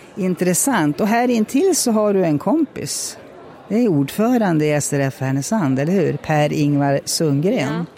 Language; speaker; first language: Swedish; native; Swedish